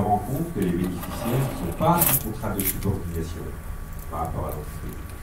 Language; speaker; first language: French; native; French